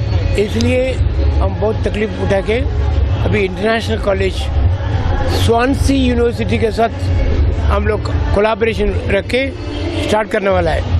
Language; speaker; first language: Hindi; non-native, local second language; Tamil